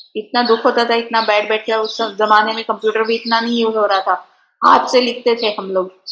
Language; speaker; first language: Hindi; non-native, local second language; Marathi